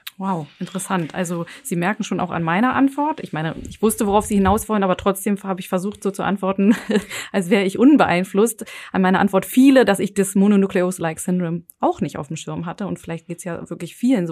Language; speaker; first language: German; native; German